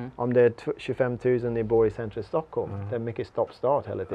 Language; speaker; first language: Swedish; non-native, learner; English